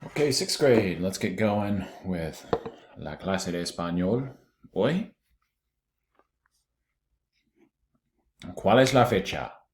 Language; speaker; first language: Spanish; non-native, fluent; English